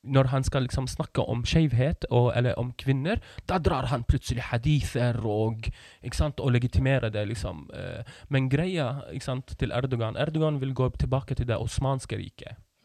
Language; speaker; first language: Norwegian; non-native, fluent; Kurdish